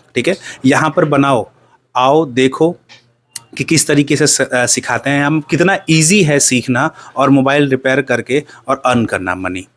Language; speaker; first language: Hindi; native; Hindi